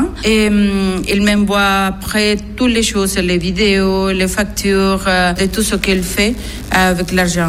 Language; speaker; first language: French; non-native, learner; Spanish